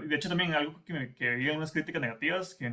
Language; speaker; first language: Spanish; native; Spanish